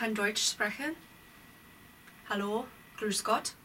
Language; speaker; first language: German; non-native, learner; English